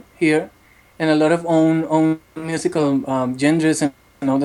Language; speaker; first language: English; non-native, fluent; Spanish